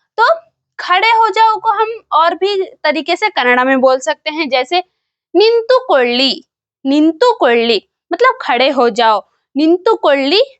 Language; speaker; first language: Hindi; non-native, local second language; Kannada